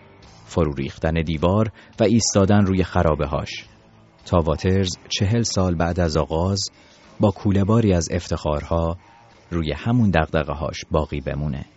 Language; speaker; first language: Persian; native; Persian